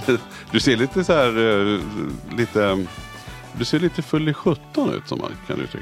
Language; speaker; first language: Swedish; native; Swedish